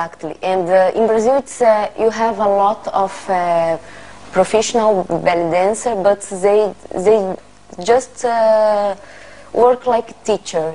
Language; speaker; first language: English; non-native, learner; Portuguese